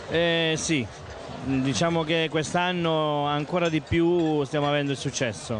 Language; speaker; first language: Italian; native; Italian